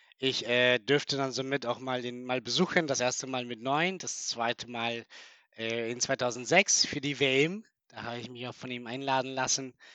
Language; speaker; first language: German; non-native, fluent; Spanish